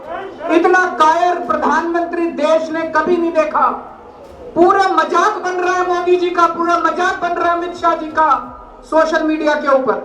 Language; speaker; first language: Hindi; native; Hindi